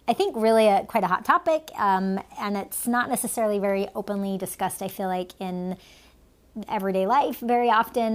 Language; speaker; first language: English; native; English